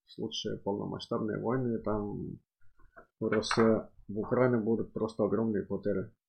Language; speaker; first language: Russian; non-native, fluent; Finnish